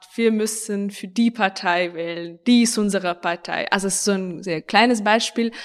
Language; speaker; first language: German; non-native, fluent; Ukrainian